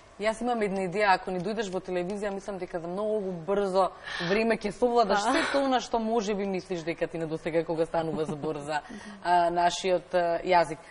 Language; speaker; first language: Macedonian; native; Macedonian